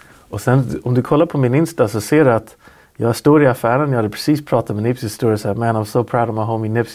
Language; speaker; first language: Swedish; native; Swedish